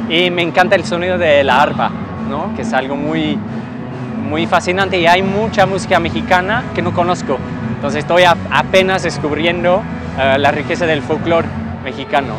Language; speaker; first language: Spanish; non-native, fluent; English